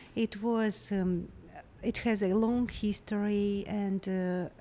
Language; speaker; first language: English; non-native, fluent; Ukrainian